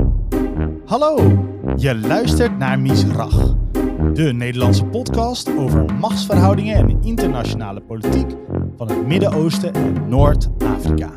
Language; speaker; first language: Dutch; native; Dutch